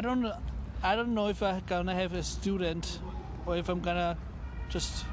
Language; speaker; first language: English; non-native, fluent; German